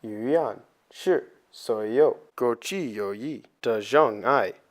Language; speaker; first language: Chinese; non-native, learner; English